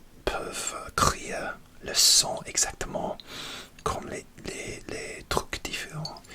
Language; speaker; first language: French; non-native, learner; English